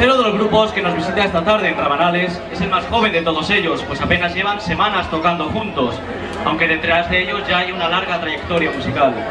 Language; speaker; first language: Spanish; native; Spanish